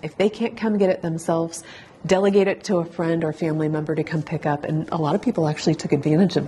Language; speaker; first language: English; native; English